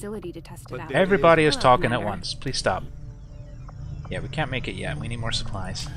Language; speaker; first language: English; native; English